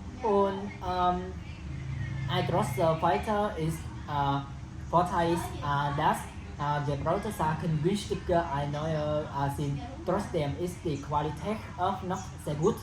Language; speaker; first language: German; non-native, learner; Vietnamese